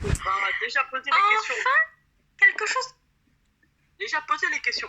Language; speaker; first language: French; native; French